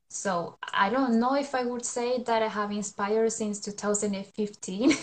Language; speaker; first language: English; non-native, fluent; Spanish